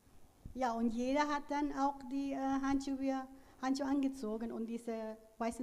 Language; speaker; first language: German; non-native, fluent; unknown